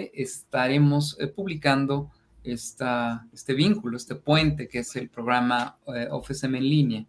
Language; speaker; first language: Spanish; native; Spanish